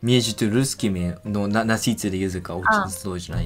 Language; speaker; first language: Russian; non-native, fluent; Japanese